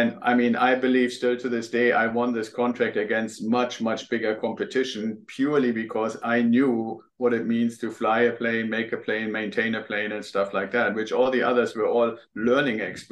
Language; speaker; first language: English; non-native, fluent; German